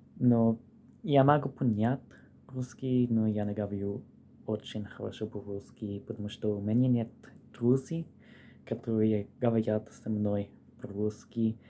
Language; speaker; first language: Russian; non-native, learner; English